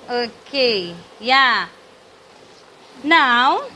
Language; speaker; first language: English; non-native, learner; Indonesian